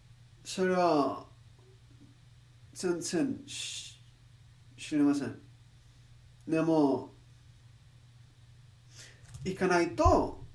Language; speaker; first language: Japanese; non-native, learner; English